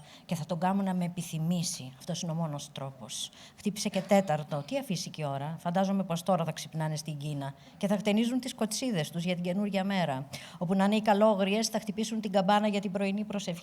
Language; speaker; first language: Greek; native; Greek